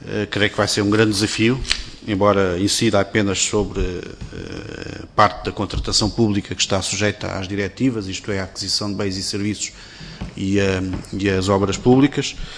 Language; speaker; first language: Portuguese; native; Portuguese